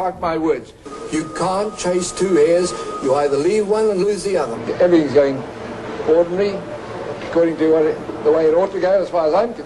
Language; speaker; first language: English; native; English